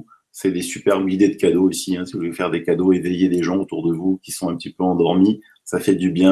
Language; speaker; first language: French; native; French